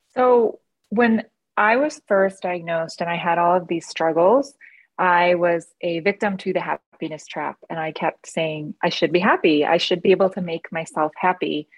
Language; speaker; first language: English; native; English